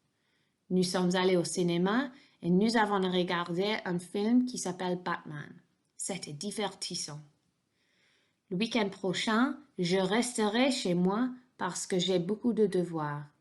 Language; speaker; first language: French; non-native, fluent; English